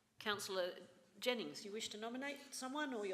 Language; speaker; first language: English; native; English